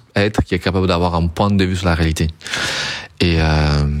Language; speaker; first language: French; non-native, fluent; Italian